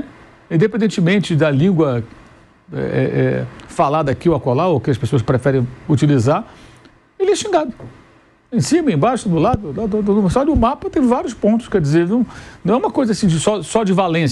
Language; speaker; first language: Portuguese; native; Portuguese